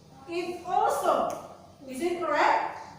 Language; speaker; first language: English; non-native, fluent; Indonesian